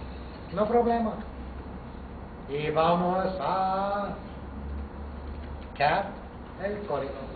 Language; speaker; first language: Spanish; non-native, fluent; English